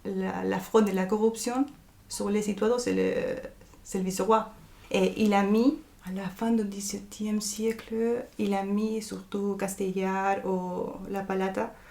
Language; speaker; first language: French; non-native, fluent; Spanish